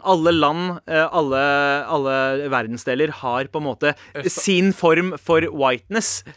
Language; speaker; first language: Norwegian; early bilingual, other home language; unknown